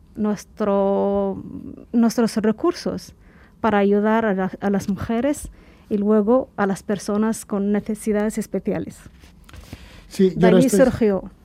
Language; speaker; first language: Spanish; native; Spanish